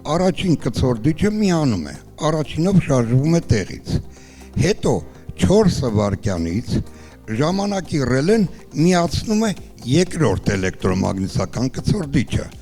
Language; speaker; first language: Armenian; native; Armenian